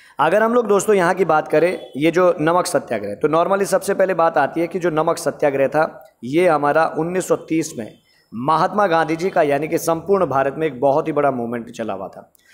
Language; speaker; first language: Hindi; native; Hindi